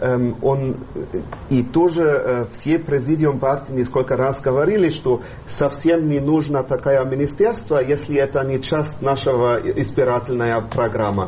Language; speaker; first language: Russian; non-native, fluent; German